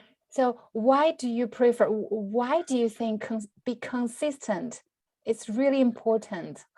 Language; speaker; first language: English; non-native, fluent; Chinese